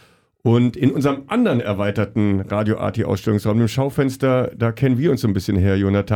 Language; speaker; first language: German; native; German